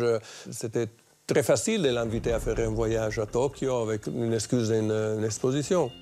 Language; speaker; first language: French; non-native, fluent; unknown